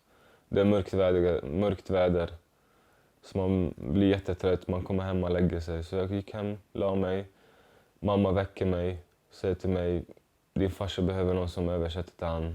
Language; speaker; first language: Swedish; non-native, fluent; Arabic